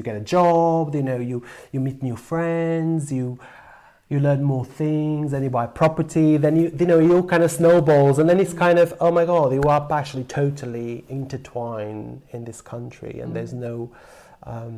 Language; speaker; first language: English; non-native, fluent; Portuguese